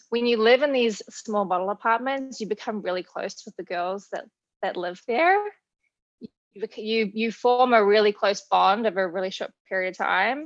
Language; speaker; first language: English; native; English